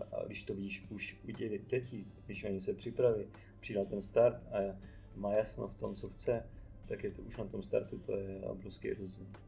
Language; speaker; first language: Czech; native; Czech